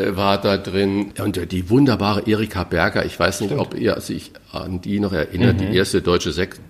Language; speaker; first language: German; native; German